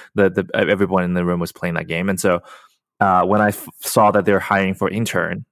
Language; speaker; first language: English; early bilingual, other home language; Chinese